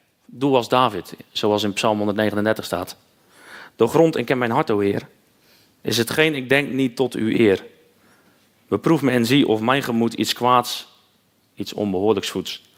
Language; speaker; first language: Dutch; native; Dutch